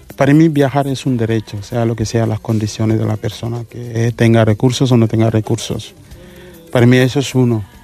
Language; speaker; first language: Spanish; non-native, fluent; Mandingo